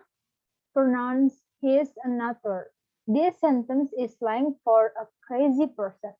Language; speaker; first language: English; non-native, learner; Balinese